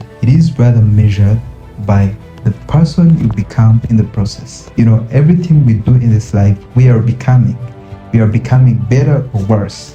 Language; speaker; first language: English; non-native, local second language; Kinyarwanda